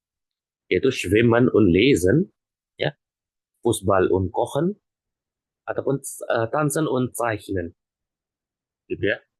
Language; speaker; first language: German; non-native, fluent; Indonesian